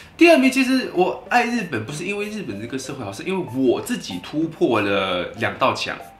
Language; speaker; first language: Chinese; native; Chinese